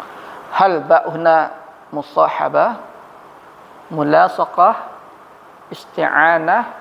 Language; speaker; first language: Arabic; non-native, fluent; Indonesian